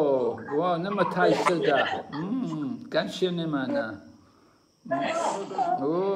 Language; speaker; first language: Chinese; non-native, fluent; English